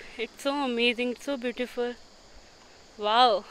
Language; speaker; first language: English; non-native, local second language; Hindi